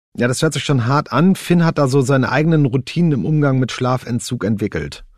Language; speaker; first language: German; native; German